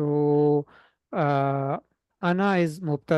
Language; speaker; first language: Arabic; non-native, fluent; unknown